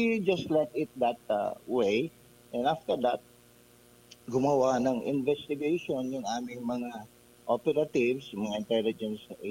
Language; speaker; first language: English; non-native, local second language; Bikol